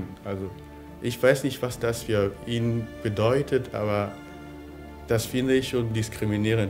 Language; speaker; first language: German; non-native, fluent; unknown